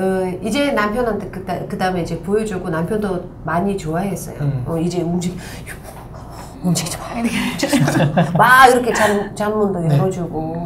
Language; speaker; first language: Korean; non-native, local second language; Uzbek